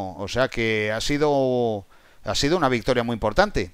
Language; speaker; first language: Spanish; native; Spanish